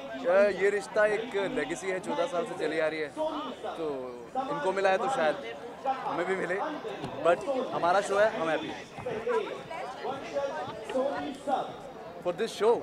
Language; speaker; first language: Hindi; native; Hindi